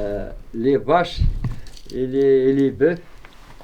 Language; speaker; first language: French; non-native, learner; Arabic